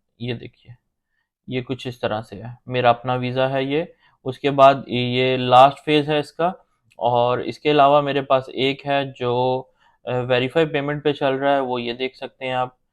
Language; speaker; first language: Urdu; non-native, local second language; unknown